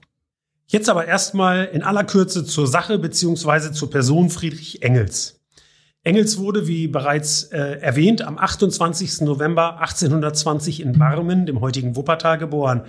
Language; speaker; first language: German; native; German